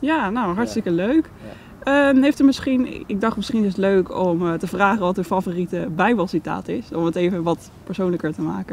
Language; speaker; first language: Dutch; native; Dutch